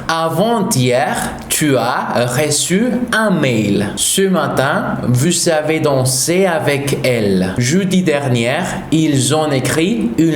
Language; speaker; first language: French; non-native, fluent; Spanish